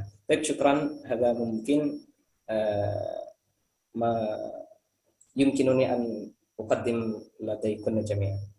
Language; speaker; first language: Arabic; non-native, fluent; Indonesian